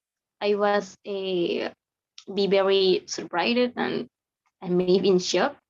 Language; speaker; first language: English; non-native, learner; Spanish